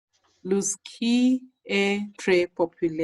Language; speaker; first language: French; non-native, learner; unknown